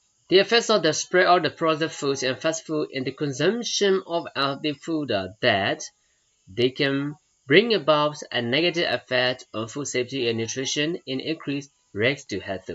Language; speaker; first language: English; non-native, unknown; Burmese